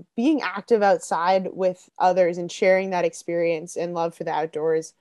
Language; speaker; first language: English; native; English